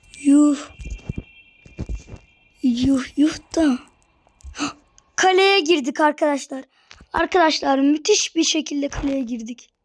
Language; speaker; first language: Turkish; native; Turkish